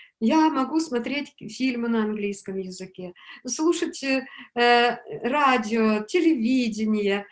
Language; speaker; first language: Russian; native; Russian